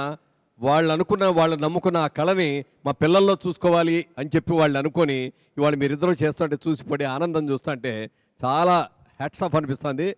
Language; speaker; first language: Telugu; native; Telugu